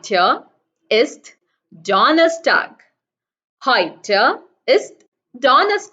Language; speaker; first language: German; non-native, fluent; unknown